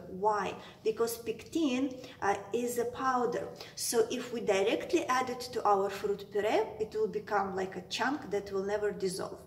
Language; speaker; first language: English; non-native, fluent; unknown